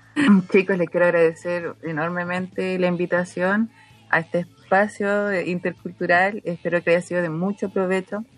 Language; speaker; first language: Spanish; non-native, local second language; Aymara